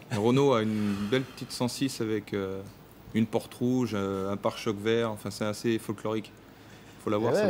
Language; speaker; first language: French; native; French